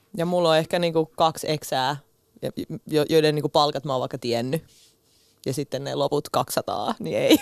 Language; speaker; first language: Finnish; early bilingual, other home language; Russian